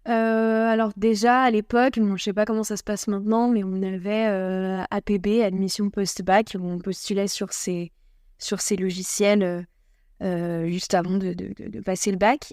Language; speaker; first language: French; native; French